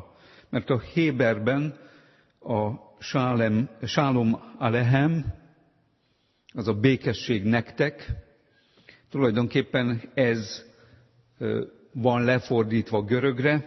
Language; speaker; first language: Hungarian; native; Hungarian